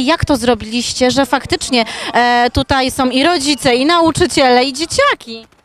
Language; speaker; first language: Polish; native; Polish